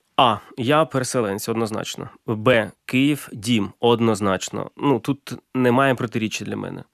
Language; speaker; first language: Ukrainian; non-native, local second language; Russian